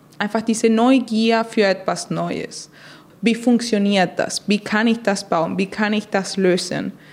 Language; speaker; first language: German; non-native, fluent; Spanish